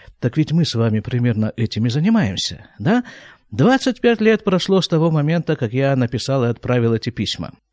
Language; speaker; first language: Russian; native; Russian